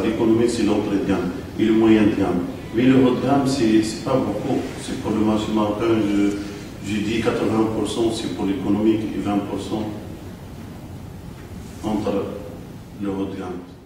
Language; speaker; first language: French; non-native, local second language; Arabic